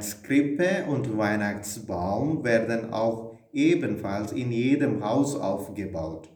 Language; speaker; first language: German; non-native, fluent; Malayalam